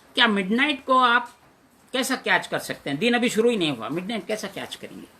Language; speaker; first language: Urdu; native; Urdu